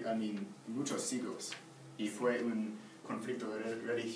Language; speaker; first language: Spanish; non-native, learner; English